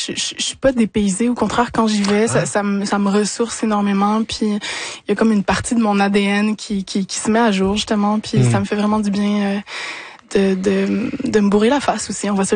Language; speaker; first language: French; native; French